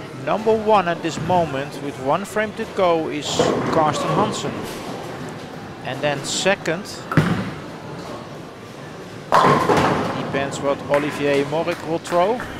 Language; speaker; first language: English; non-native, fluent; Dutch